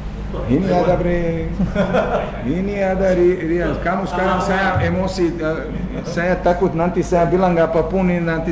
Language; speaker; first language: Indonesian; non-native, fluent; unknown